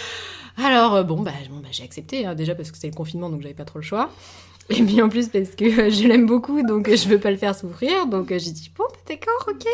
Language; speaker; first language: French; native; French